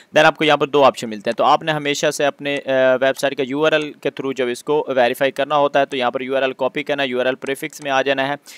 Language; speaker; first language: Urdu; non-native, local second language; Punjabi